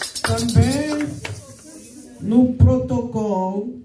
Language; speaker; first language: Portuguese; non-native, local second language; Lingala